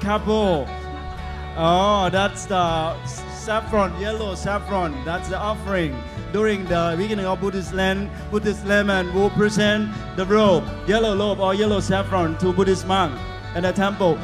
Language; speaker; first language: English; non-native, fluent; Thai